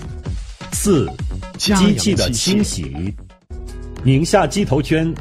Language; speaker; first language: Chinese; native; Chinese